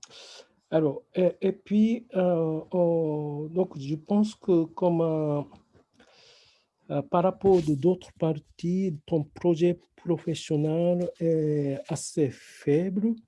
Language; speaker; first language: French; non-native, fluent; Japanese